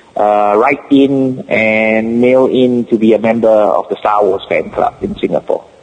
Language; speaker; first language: English; native; English